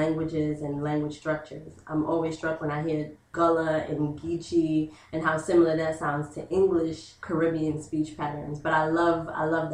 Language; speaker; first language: English; native; English